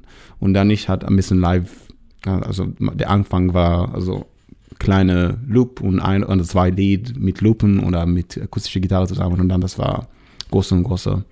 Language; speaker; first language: German; non-native, learner; Hebrew